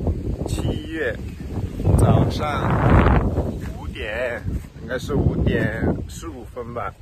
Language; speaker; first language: Chinese; non-native, fluent; English